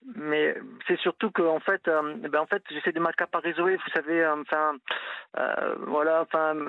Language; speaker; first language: French; native; French